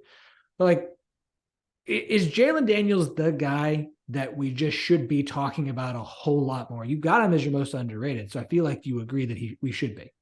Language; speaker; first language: English; native; English